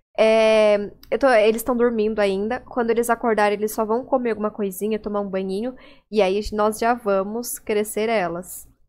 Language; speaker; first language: Portuguese; native; Portuguese